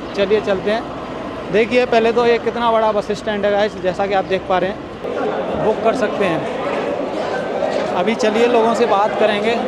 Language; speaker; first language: Hindi; native; Hindi